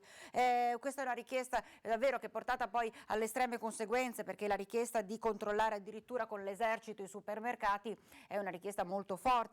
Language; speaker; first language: Italian; native; Italian